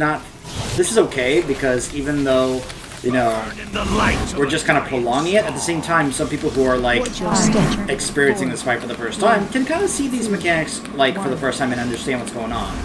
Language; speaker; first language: English; native; English